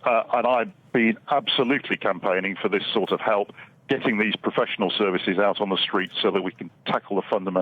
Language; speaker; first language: English; native; English